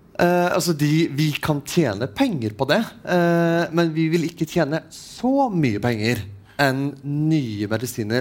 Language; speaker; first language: Norwegian; non-native, fluent; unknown